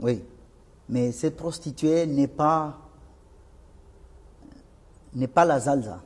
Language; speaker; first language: French; non-native, fluent; Spanish